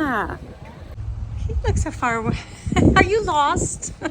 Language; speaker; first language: English; native; English